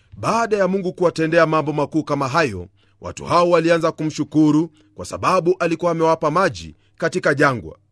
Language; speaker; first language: Swahili; non-native, local second language; Luyia